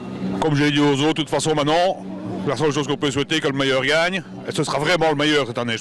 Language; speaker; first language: French; native; French